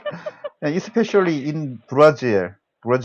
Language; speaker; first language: English; non-native, learner; Korean